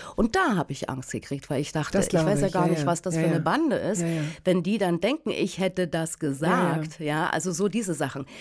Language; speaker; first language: German; native; German